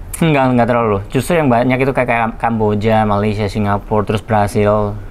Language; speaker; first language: Indonesian; non-native, fluent; Korean